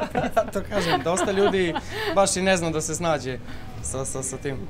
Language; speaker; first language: Serbian; native; Serbian